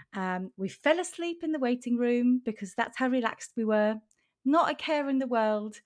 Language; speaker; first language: English; non-native, fluent; German